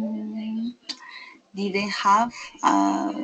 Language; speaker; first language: English; non-native, learner; Spanish